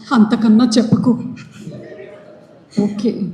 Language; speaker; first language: Telugu; native; Telugu